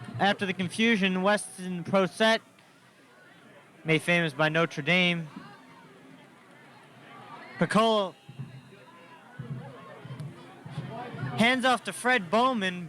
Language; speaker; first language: English; native; English